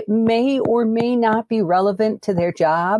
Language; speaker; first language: English; native; English